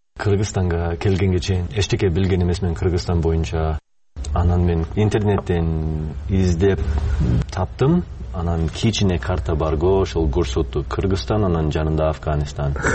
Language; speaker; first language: Kyrgyz; non-native, fluent; English